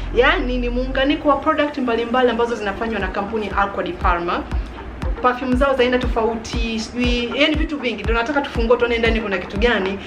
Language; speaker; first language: Swahili; native; Swahili